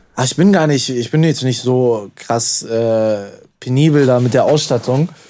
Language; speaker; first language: German; native; German